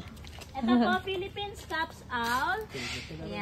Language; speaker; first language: Filipino; native; Filipino